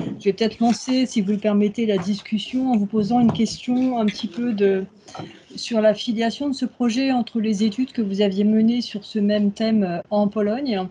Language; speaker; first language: French; native; French